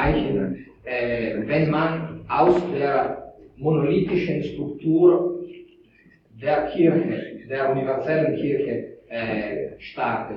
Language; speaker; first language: German; non-native, fluent; Italian